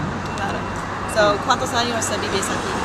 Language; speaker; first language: Spanish; non-native, learner; English